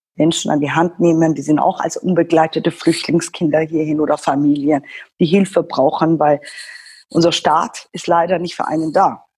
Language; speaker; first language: German; non-native, fluent; Persian